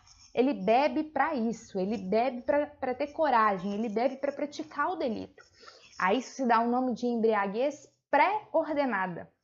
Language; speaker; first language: Portuguese; native; Portuguese